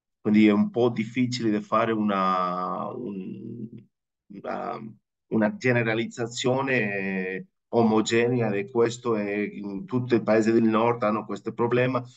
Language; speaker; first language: Italian; non-native, fluent; Spanish